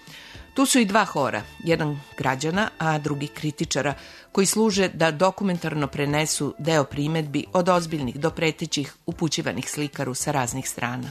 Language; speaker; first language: Serbian; native; Serbian